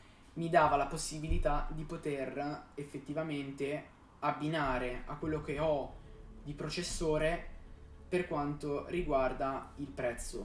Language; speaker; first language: Italian; native; Italian